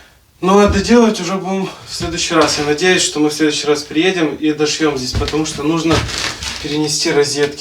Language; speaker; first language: Russian; native; Russian